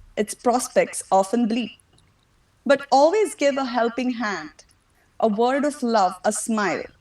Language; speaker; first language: English; non-native, local second language; Marathi